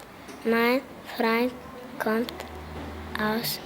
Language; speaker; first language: German; non-native, learner; Slovenian